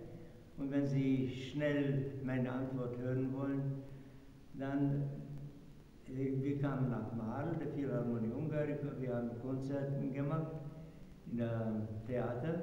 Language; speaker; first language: German; non-native, fluent; Hungarian